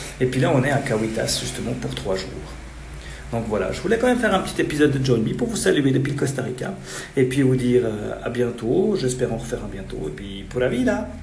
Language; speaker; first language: French; native; French